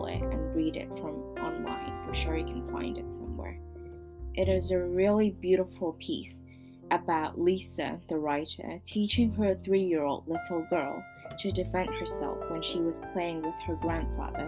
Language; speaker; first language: English; non-native, local second language; Cantonese